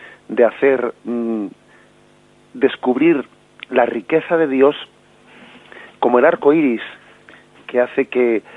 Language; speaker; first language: Spanish; native; Spanish